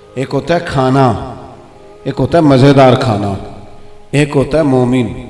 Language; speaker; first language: Urdu; non-native, local second language; Punjabi